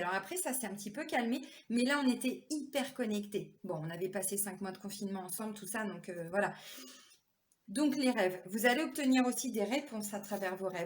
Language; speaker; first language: French; native; French